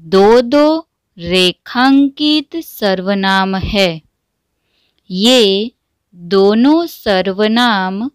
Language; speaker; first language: Hindi; non-native, local second language; Gujarati